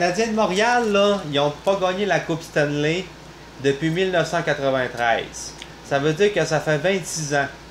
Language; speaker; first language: French; native; French